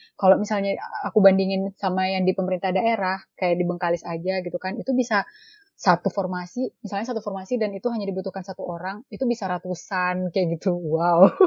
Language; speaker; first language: Indonesian; native; Indonesian